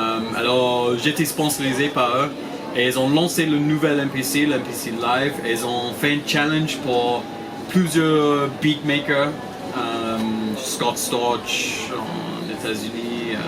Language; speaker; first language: French; non-native, fluent; English